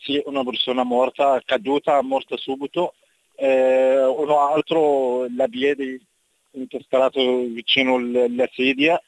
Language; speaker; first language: Italian; non-native, learner; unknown